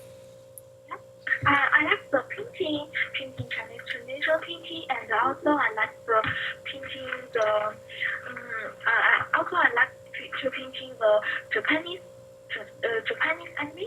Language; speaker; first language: English; non-native, learner; Chinese